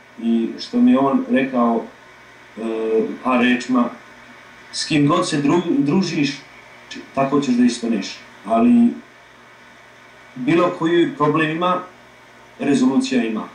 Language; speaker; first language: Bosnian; early bilingual, heritage; English